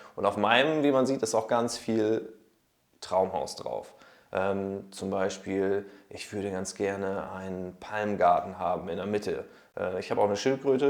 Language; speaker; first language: German; native; German